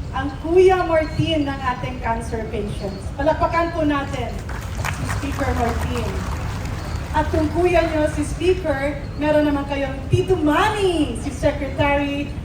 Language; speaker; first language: Filipino; native; Filipino